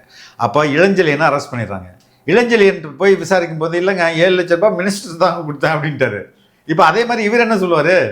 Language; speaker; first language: Tamil; native; Tamil